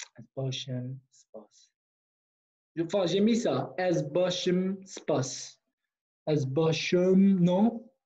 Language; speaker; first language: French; non-native, fluent; Kurdish